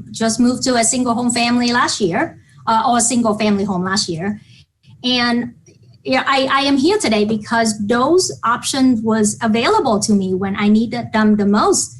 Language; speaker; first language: English; non-native, fluent; Vietnamese